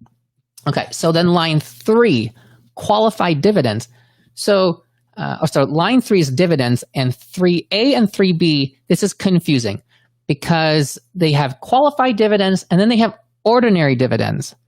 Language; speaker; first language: English; native; English